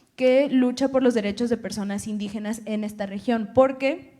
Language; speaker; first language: Spanish; early bilingual, other home language; English